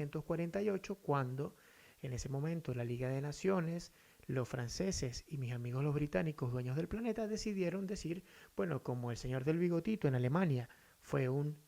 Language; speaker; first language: Spanish; native; Spanish